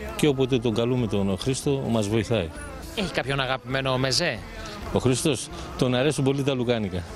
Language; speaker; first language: Greek; native; Greek